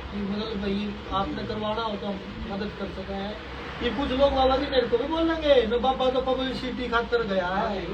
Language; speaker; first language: Hindi; native; Hindi